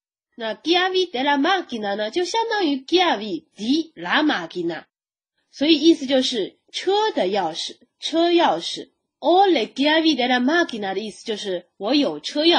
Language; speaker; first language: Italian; non-native, fluent; Chinese